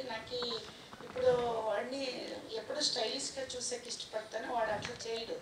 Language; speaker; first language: Telugu; non-native, local second language; Kannada